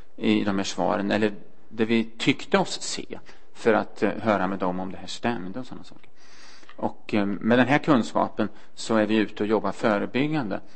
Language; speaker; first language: Swedish; native; Swedish